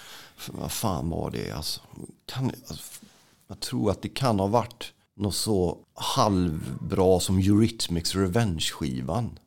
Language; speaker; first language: Swedish; native; Swedish